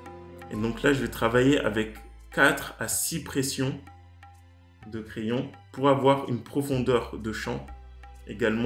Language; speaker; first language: French; native; French